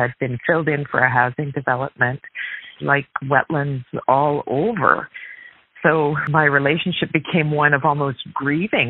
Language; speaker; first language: English; native; English